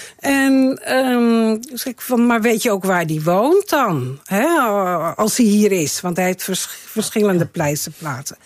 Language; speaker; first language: Dutch; native; Dutch